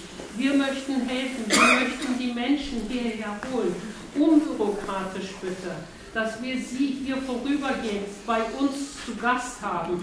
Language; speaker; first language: German; early bilingual, other home language; Turkish